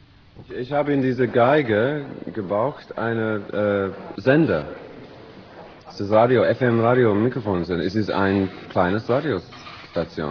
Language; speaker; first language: German; non-native, learner; English